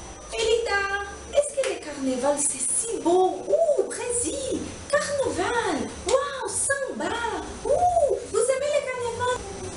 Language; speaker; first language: French; non-native, learner; Portuguese